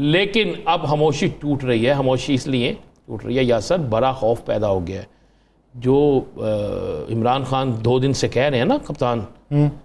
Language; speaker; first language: Urdu; non-native, local second language; Punjabi